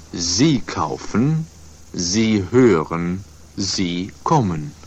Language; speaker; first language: German; non-native, fluent; Swedish